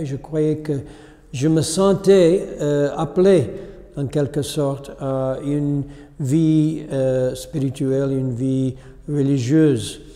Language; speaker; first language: French; non-native, fluent; English